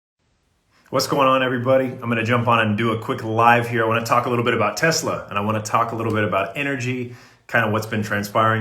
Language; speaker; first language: English; native; English